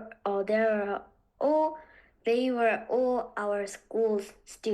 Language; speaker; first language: English; non-native, learner; Korean